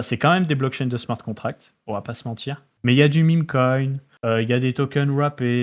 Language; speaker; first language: French; native; French